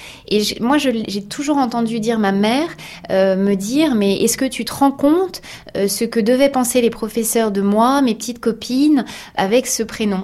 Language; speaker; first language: French; native; French